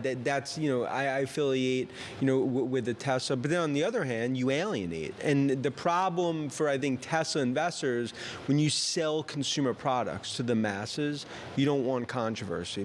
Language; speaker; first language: English; native; English